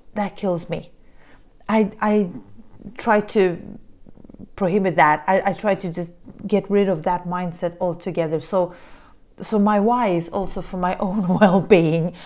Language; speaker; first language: English; early bilingual, other home language; Polish